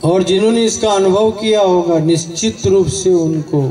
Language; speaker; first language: Hindi; non-native, local second language; Gujarati